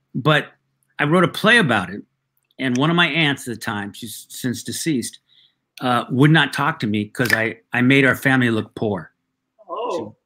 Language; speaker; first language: English; early bilingual, other home language; Spanish